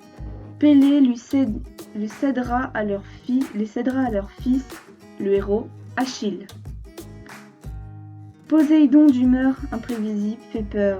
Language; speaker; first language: French; native; French